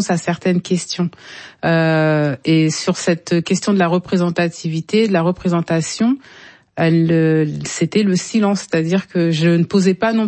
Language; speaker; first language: French; native; French